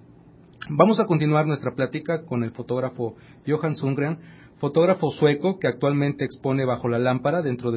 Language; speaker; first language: Spanish; native; Spanish